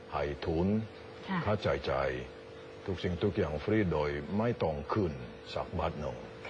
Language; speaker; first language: Thai; non-native, learner; Indonesian